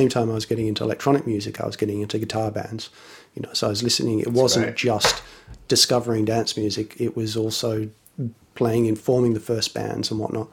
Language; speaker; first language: English; native; English